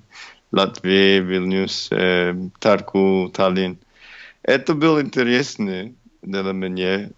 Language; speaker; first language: Russian; non-native, learner; English